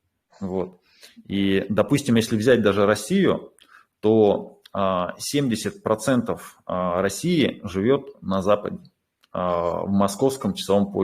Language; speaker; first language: Russian; native; Russian